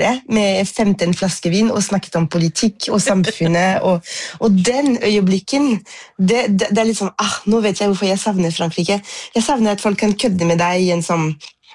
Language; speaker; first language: Norwegian; non-native, fluent; French